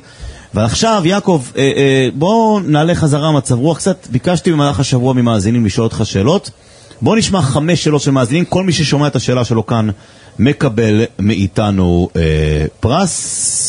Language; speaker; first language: Hebrew; native; Hebrew